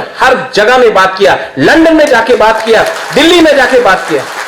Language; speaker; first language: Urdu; non-native, local second language; Kok Borok